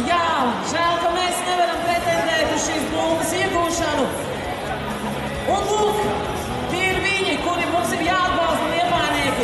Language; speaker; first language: Latvian; native; Latvian